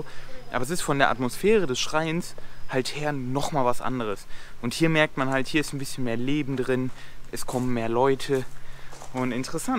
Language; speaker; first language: German; native; German